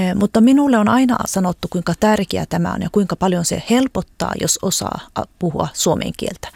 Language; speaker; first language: Finnish; early bilingual, heritage; Finnish